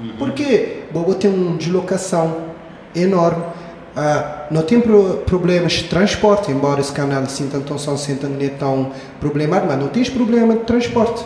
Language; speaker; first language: Portuguese; non-native, local second language; Kabuverdianu